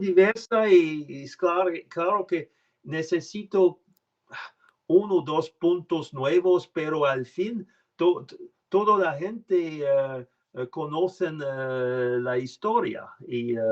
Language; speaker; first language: Spanish; non-native, learner; French